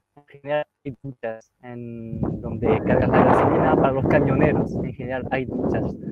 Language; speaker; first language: Spanish; non-native, fluent; French